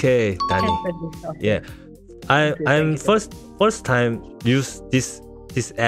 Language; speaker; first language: English; non-native, learner; Korean